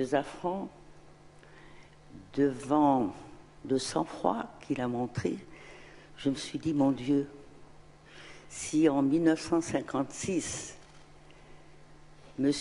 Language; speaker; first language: French; non-native, local second language; Arabic